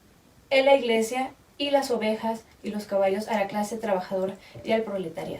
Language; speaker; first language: Spanish; native; Spanish